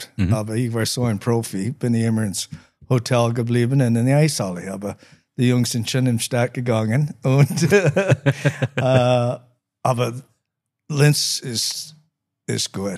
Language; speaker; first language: German; non-native, learner; English